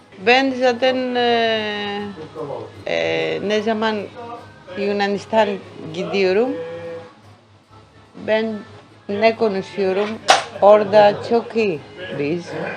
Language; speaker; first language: Turkish; non-native, learner; Greek